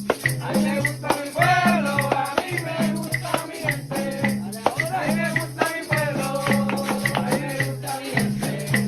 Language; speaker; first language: Spanish; non-native, fluent; English